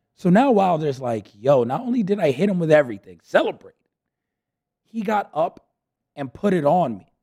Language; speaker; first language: English; early bilingual, other home language; Spanish